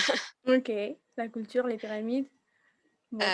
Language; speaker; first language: French; non-native, fluent; Spanish